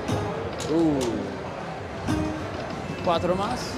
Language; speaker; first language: Spanish; non-native, learner; English